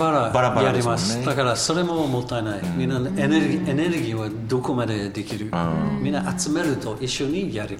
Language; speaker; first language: Japanese; non-native, learner; English